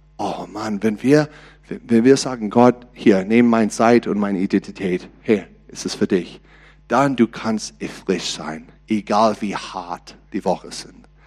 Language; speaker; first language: German; non-native, learner; English